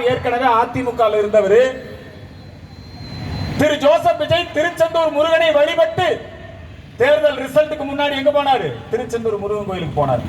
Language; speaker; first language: Tamil; native; Tamil